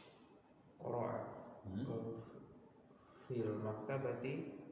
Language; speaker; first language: Arabic; non-native, learner; Indonesian